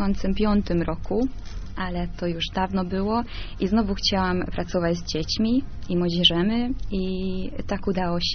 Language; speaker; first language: Polish; non-native, learner; Hungarian